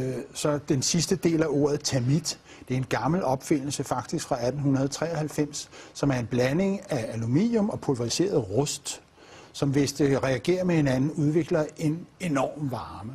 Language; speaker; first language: Danish; native; Danish